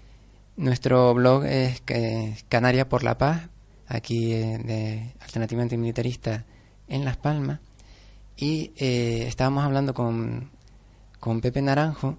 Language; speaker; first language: Spanish; native; Spanish